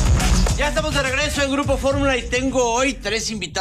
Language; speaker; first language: Spanish; native; Spanish